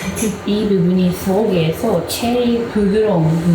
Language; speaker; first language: Korean; non-native, learner; Japanese